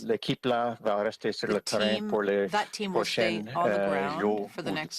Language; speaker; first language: French; non-native, fluent; English